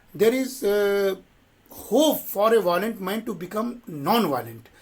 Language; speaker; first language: English; non-native, local second language; Hindi